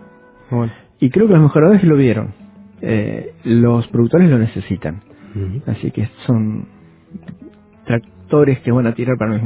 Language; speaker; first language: Spanish; native; Spanish